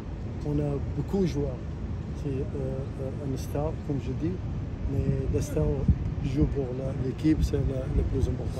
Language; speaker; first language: French; non-native, learner; Arabic